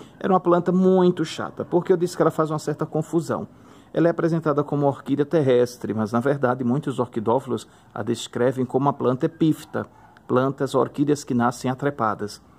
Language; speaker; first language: Portuguese; native; Portuguese